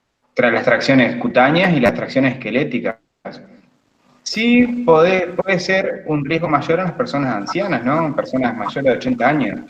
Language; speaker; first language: Spanish; native; Spanish